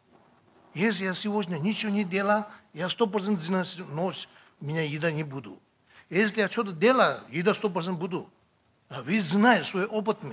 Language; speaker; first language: Russian; non-native, learner; Tibetan